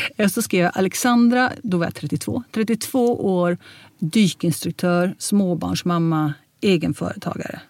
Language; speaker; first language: Swedish; early bilingual, heritage; Swedish